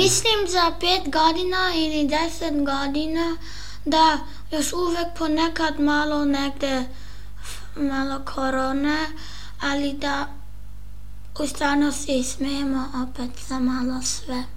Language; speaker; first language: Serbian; early bilingual, heritage; Serbian